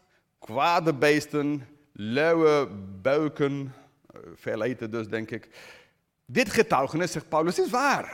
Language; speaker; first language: Dutch; non-native, fluent; English